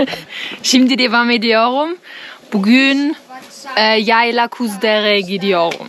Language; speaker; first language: Turkish; non-native, learner; German